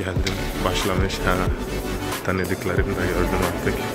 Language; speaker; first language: Turkish; non-native, fluent; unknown